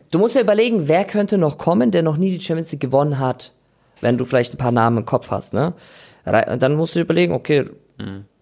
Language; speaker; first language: German; native; German